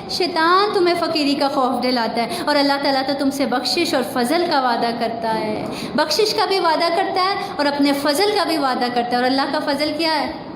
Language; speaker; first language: Urdu; native; Urdu